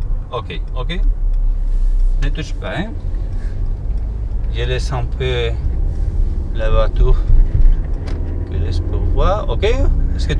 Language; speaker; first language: French; non-native, learner; Spanish